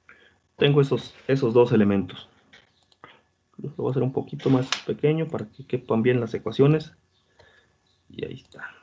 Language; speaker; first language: Spanish; native; Spanish